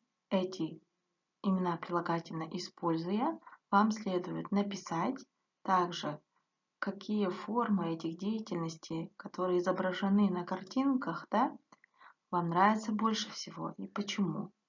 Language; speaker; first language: Russian; non-native, local second language; Kazakh